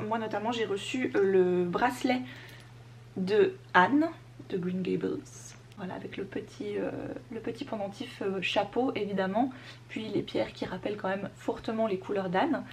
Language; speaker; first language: French; native; French